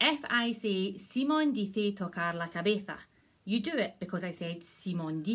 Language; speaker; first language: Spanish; non-native, learner; English